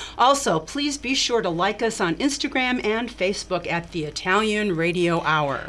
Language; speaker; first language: English; native; English